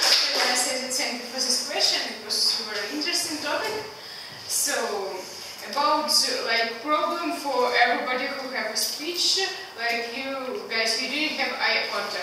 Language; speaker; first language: English; non-native, learner; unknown